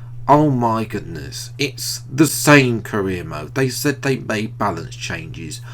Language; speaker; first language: English; native; English